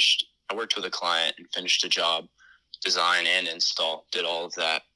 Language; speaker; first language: English; native; English